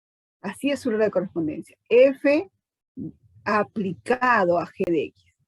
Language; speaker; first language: Spanish; native; Spanish